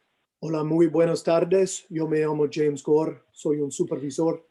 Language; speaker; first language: Spanish; non-native, learner; English